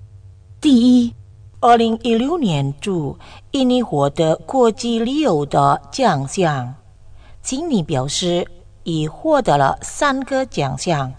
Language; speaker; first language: Chinese; non-native, learner; Indonesian